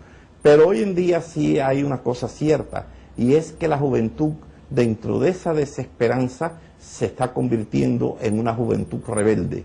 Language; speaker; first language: Spanish; native; Spanish